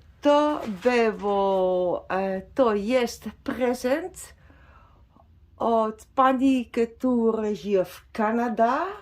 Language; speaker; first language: Polish; non-native, learner; Dutch